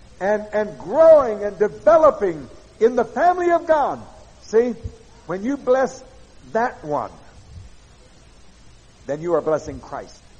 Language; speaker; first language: English; native; English